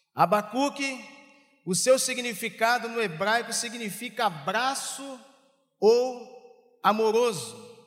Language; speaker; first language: Portuguese; native; Portuguese